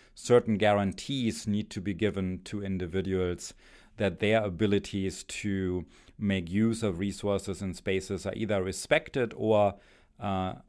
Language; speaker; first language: English; non-native, fluent; German